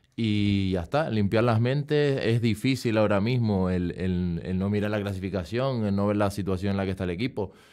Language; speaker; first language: Spanish; native; Spanish